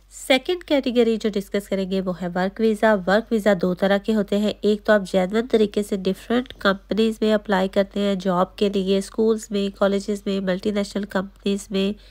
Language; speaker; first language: Urdu; native; Urdu